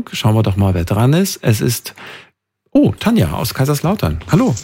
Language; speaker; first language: German; native; German